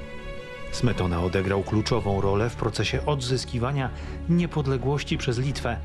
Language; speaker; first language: Polish; native; Polish